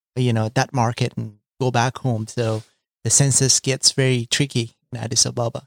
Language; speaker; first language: English; non-native, fluent; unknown